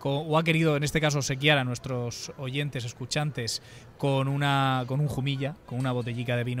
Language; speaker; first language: Spanish; native; Spanish